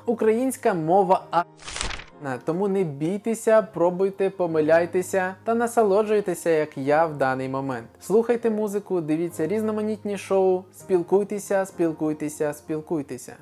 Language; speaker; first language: Ukrainian; non-native, local second language; Russian